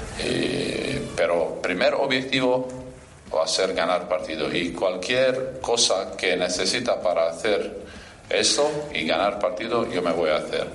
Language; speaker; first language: Spanish; non-native, fluent; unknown